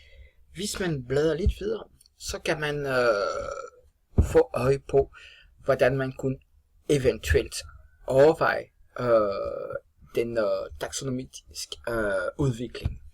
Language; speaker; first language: Danish; non-native, fluent; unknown